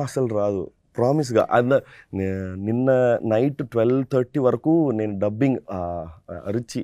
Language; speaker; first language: Telugu; non-native, local second language; Tamil